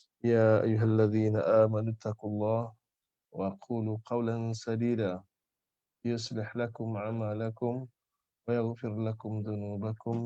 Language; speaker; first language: Arabic; non-native, fluent; Malay